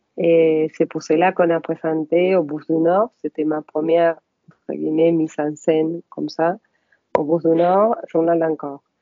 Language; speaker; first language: French; non-native, fluent; Spanish